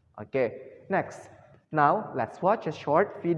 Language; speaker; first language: English; non-native, fluent; Indonesian